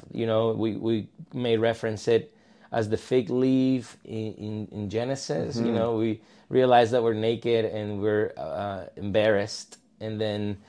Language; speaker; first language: English; non-native, fluent; Spanish